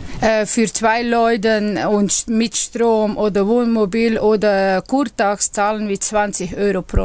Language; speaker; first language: German; non-native, learner; Dutch